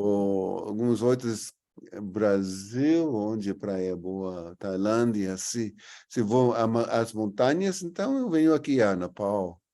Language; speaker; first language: Portuguese; non-native, fluent; English